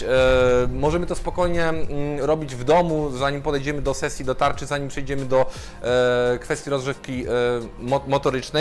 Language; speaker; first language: Polish; native; Polish